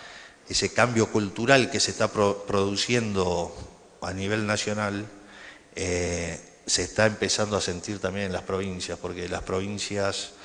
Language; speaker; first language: Spanish; native; Spanish